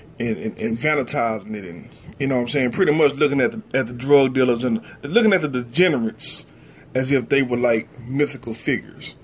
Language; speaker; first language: English; native; English